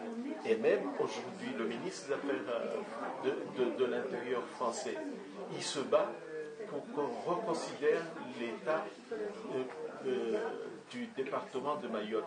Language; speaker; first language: French; non-native, local second language; Comorian